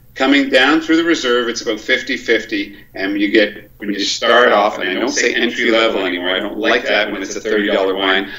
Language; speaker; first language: English; native; English